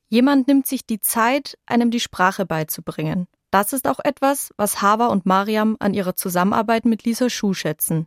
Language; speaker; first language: German; native; German